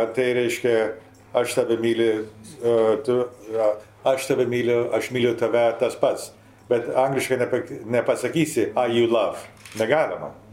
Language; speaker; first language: Lithuanian; early bilingual, heritage; Lithuanian